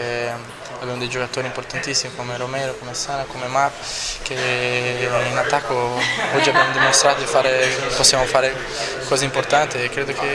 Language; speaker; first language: Italian; non-native, fluent; Portuguese